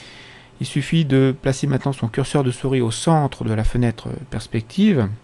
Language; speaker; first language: French; native; French